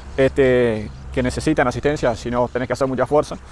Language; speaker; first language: Spanish; native; Spanish